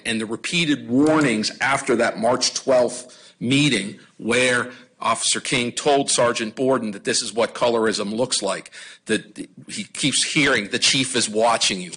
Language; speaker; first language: English; native; English